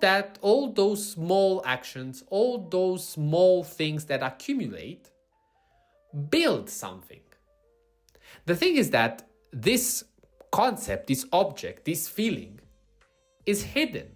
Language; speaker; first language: English; non-native, fluent; Italian